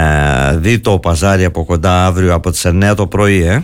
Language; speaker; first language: Greek; native; Greek